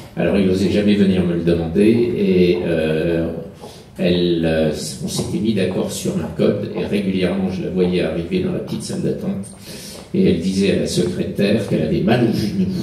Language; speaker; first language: French; native; French